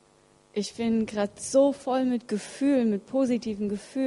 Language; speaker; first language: German; early bilingual, other home language; Russian